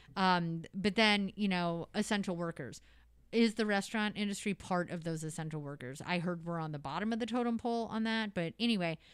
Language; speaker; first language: English; native; English